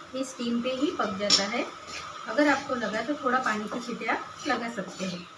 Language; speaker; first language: Hindi; non-native, local second language; Marathi